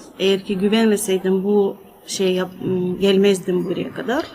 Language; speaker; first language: Turkish; non-native, fluent; Russian